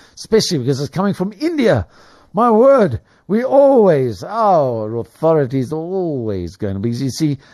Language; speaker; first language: English; native; English